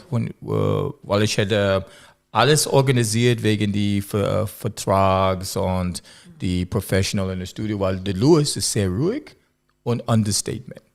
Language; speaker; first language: German; non-native, learner; English